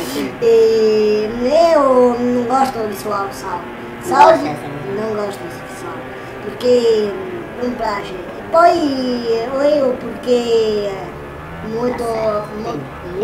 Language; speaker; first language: Portuguese; non-native, learner; Italian